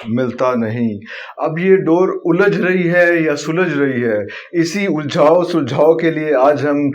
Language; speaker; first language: Urdu; native; Urdu